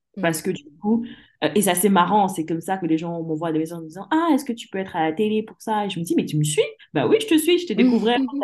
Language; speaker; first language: French; early bilingual, other home language; English